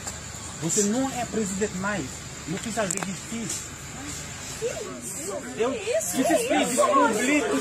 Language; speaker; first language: Portuguese; non-native, learner; Haitian Creole